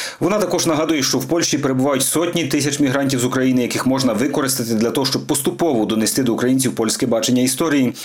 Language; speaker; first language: Ukrainian; native; Ukrainian